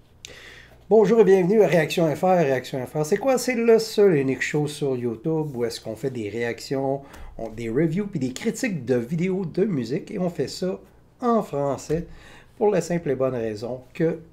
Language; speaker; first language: French; native; French